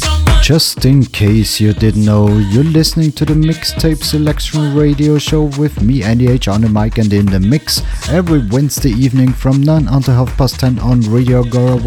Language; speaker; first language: English; non-native, fluent; German